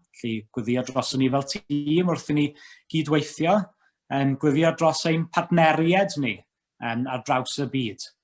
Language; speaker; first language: Welsh; native; Welsh